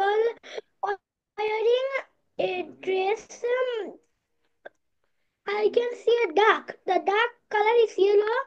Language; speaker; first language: English; non-native, learner; Bangla